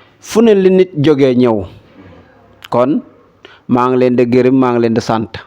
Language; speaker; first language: Wolof; non-native, local second language; Serer